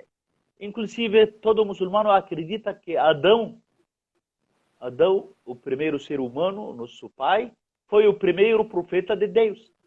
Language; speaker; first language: Portuguese; non-native, fluent; Arabic